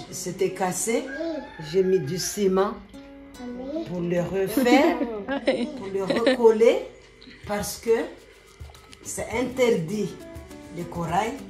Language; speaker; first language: French; non-native, local second language; Comorian